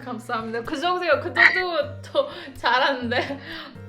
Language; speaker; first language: Korean; non-native, fluent; Indonesian